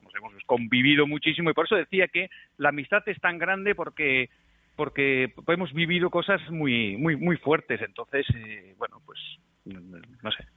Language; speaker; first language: Spanish; native; Spanish